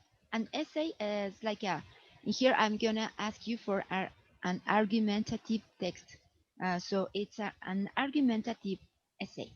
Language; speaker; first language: English; non-native, fluent; Spanish